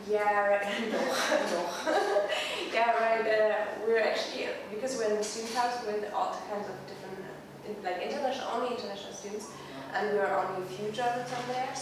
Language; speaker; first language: English; non-native, fluent; German